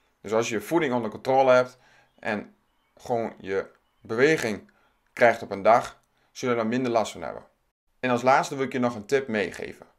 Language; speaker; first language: Dutch; native; Dutch